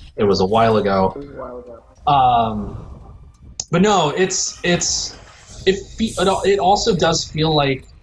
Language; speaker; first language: English; native; English